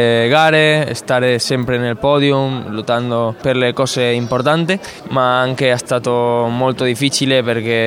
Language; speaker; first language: Italian; non-native, fluent; Spanish